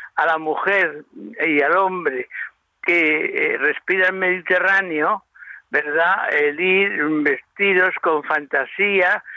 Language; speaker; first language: Spanish; native; Spanish